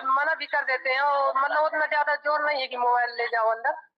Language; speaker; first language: Hindi; native; Hindi